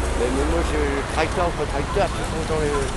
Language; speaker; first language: French; native; French